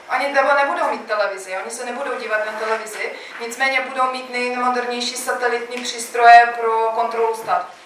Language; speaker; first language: Czech; non-native, fluent; Russian